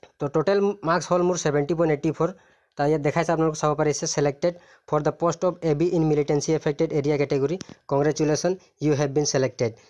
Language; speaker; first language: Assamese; non-native, local second language; Sadri